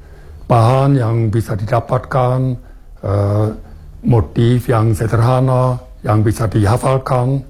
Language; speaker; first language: Indonesian; non-native, fluent; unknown